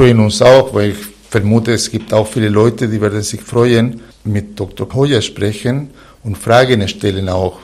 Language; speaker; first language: German; non-native, fluent; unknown